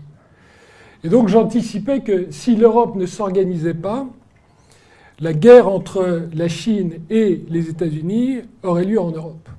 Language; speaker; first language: French; native; French